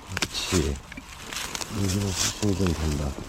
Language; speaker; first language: Korean; native; Korean